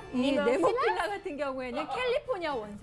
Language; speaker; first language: Korean; native; Korean